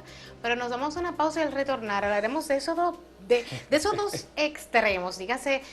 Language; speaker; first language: Spanish; native; Spanish